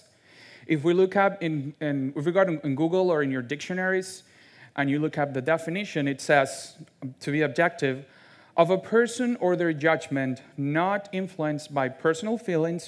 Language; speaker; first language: English; non-native, fluent; Spanish